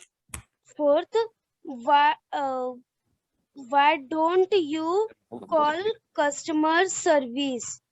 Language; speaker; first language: English; non-native, learner; Hindi